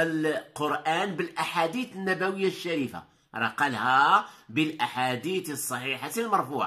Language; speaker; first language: Arabic; native; Arabic